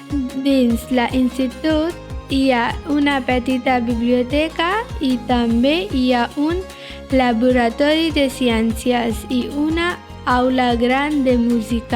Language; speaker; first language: Catalan; non-native, learner; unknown